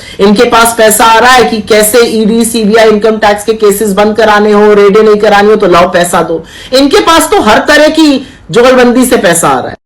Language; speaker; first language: Hindi; native; Hindi